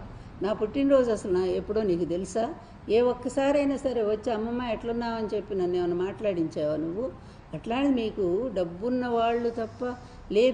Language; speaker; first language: Telugu; native; Telugu